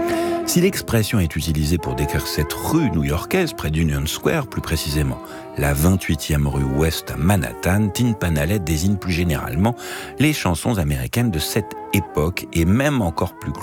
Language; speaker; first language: French; native; French